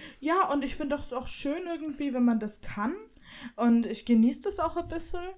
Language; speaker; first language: German; native; German